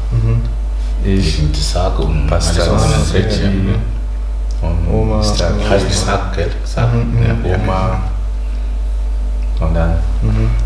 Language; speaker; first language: German; non-native, learner; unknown